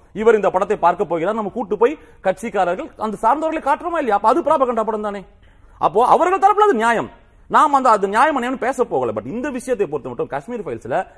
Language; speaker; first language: Tamil; native; Tamil